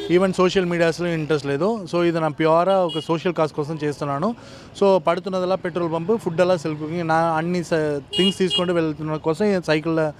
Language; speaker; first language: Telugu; non-native, learner; Tamil